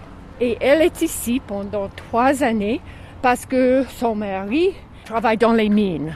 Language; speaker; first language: French; non-native, fluent; English